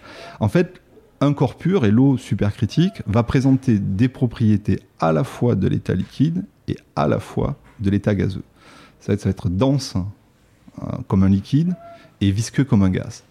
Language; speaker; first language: French; native; French